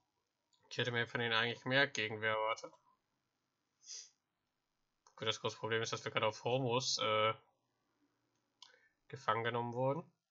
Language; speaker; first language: German; native; German